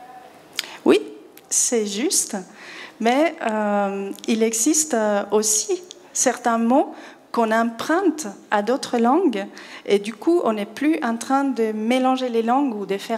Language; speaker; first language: French; non-native, fluent; Spanish